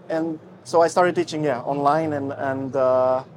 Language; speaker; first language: English; non-native, fluent; Russian